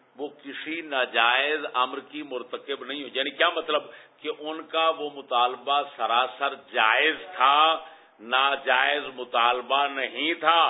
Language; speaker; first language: Urdu; native; Urdu